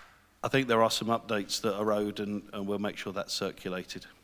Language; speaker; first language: English; native; English